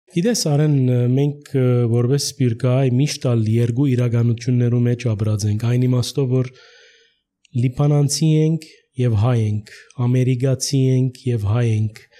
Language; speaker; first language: Armenian; early bilingual, heritage; Armenian